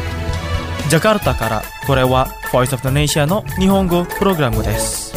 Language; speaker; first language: Japanese; non-native, fluent; Indonesian